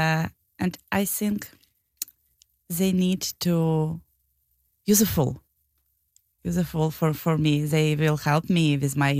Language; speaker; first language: English; non-native, learner; Ukrainian